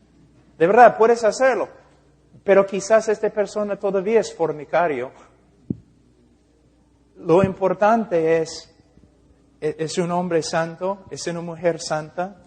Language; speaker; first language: Spanish; non-native, fluent; English